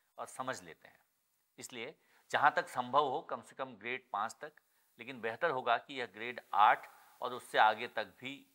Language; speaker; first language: Hindi; native; Hindi